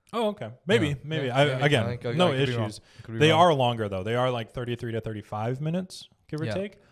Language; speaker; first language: English; native; English